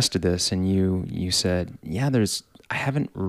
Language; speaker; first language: English; native; English